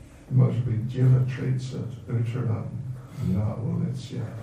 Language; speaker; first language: Russian; non-native, learner; English